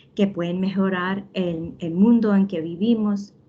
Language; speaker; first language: Spanish; early bilingual, heritage; Spanish